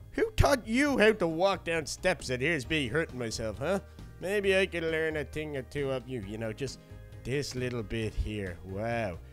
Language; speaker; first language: English; native; English